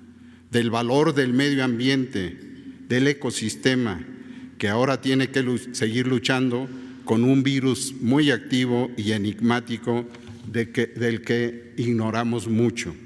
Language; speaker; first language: Spanish; native; Spanish